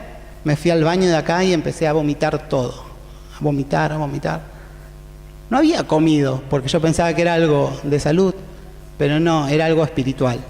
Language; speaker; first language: Spanish; native; Spanish